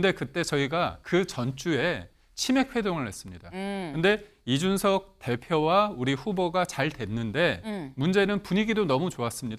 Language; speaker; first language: Korean; native; Korean